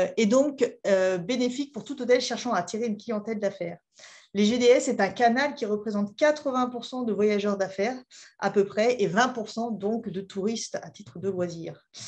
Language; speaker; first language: French; native; French